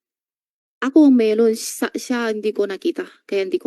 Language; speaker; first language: Filipino; non-native, learner; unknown